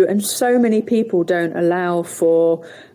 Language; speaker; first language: English; native; English